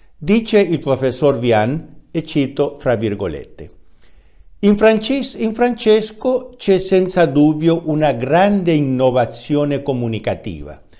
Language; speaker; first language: Italian; non-native, fluent; Spanish